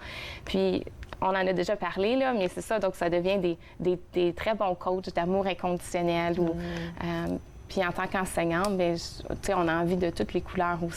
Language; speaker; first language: French; native; French